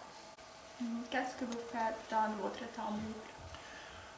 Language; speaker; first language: French; non-native, learner; Hungarian